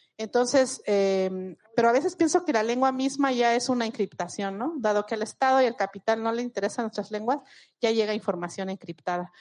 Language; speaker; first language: Spanish; non-native, local second language; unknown